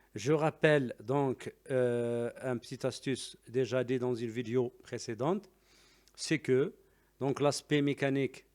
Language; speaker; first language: French; non-native, local second language; Arabic